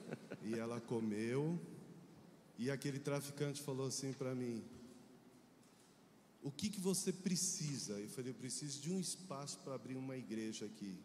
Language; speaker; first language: Portuguese; native; Portuguese